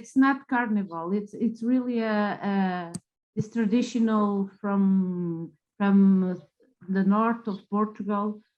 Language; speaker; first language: English; non-native, fluent; Portuguese